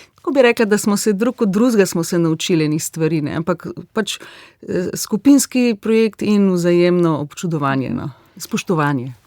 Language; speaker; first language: Slovenian; native; Slovenian